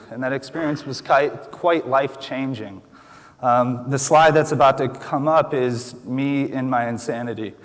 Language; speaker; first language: English; native; English